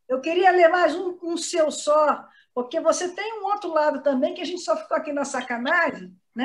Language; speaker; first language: Portuguese; native; Portuguese